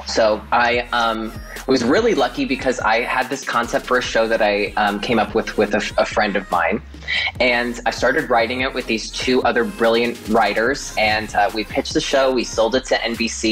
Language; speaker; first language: English; native; English